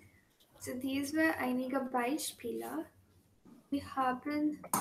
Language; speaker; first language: German; non-native, learner; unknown